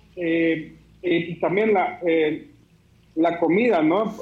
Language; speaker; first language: Spanish; native; Spanish